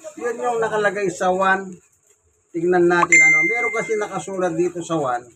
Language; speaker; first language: Filipino; non-native, local second language; Pampanga